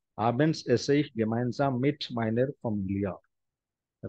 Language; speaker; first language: German; non-native, fluent; Hindi